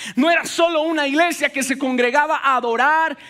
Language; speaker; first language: Spanish; native; Spanish